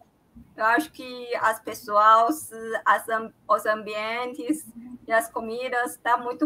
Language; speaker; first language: Portuguese; non-native, learner; Chinese